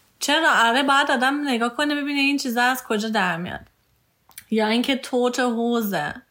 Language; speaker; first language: Persian; early bilingual, heritage; Persian